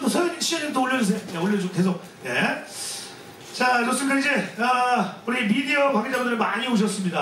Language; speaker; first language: Korean; native; Korean